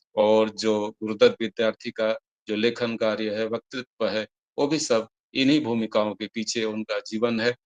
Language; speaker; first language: Hindi; non-native, local second language; Odia